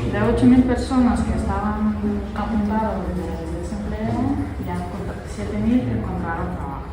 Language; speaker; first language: Spanish; non-native, learner; Ukrainian